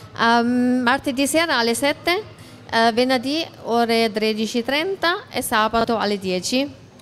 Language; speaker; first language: Italian; non-native, learner; German